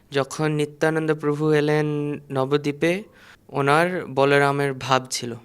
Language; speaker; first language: Bangla; native; Bangla